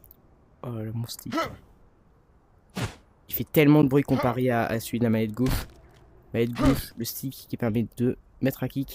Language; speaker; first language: French; native; French